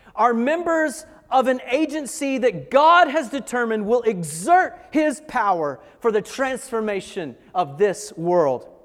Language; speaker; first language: English; native; English